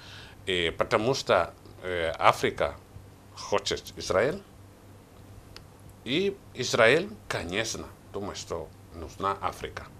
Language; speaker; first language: Russian; non-native, learner; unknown